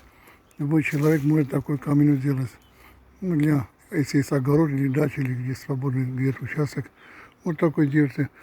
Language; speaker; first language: Russian; non-native, fluent; Armenian